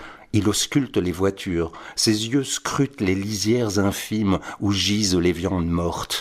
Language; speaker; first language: French; native; French